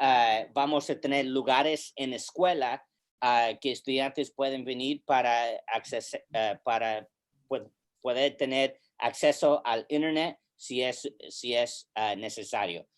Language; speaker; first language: Spanish; early bilingual, heritage; English